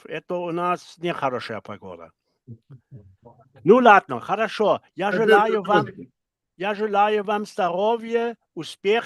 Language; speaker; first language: Russian; non-native, learner; German